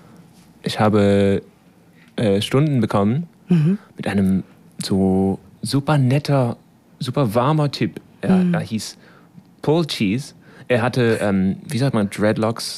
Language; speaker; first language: German; non-native, fluent; English